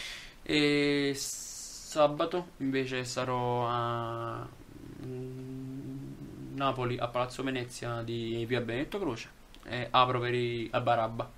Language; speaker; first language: Italian; native; Italian